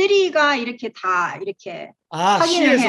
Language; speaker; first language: Korean; early bilingual, heritage; Korean